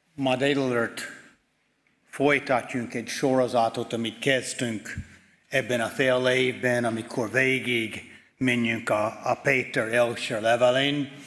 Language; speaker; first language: Hungarian; non-native, fluent; English